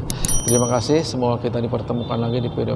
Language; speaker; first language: Indonesian; native; Indonesian